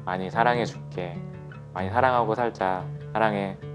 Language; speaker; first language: Korean; native; Korean